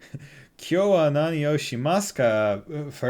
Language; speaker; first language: Japanese; non-native, learner; English